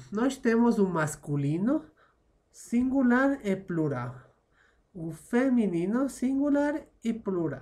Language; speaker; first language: Portuguese; non-native, fluent; Spanish